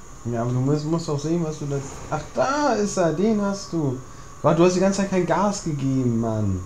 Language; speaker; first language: German; native; German